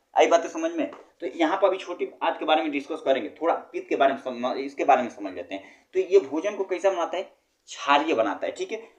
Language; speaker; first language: Hindi; native; Hindi